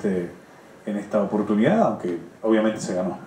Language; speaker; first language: Spanish; native; Spanish